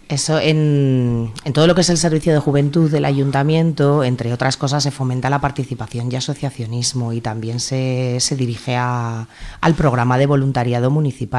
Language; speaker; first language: Spanish; native; Spanish